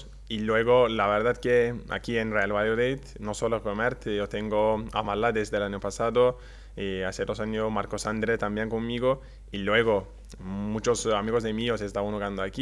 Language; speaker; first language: Spanish; non-native, learner; Turkish